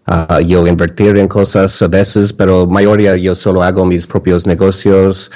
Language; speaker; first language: Spanish; non-native, learner; English